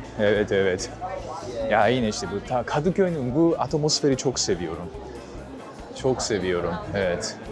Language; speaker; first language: Turkish; non-native, fluent; Japanese